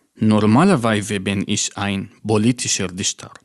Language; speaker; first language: German; non-native, fluent; Arabic